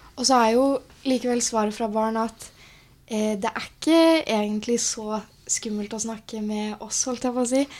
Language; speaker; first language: Norwegian; native; Norwegian